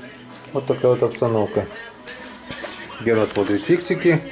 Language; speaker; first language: Russian; native; Russian